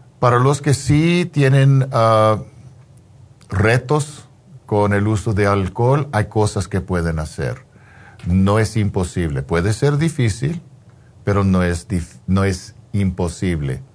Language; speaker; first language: Spanish; non-native, fluent; English